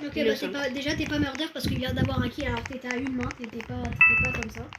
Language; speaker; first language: French; native; French